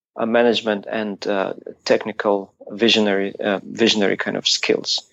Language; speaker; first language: English; non-native, fluent; Ukrainian